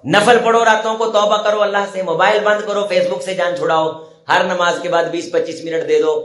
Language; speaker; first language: Urdu; non-native, local second language; Punjabi